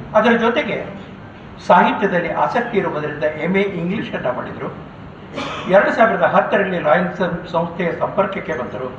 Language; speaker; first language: Kannada; native; Kannada